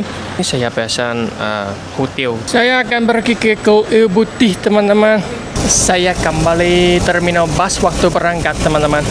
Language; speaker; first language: Indonesian; non-native, fluent; Vietnamese